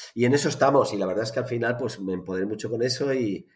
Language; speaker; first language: Spanish; native; Spanish